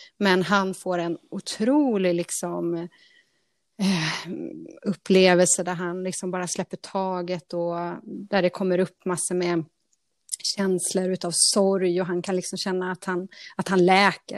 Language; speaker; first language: Swedish; native; Swedish